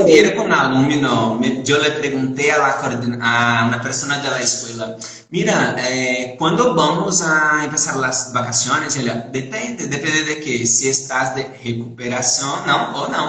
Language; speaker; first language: Spanish; non-native, fluent; Portuguese